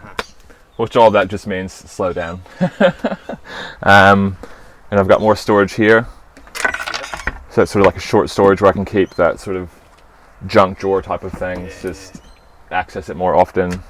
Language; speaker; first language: English; early bilingual, other home language; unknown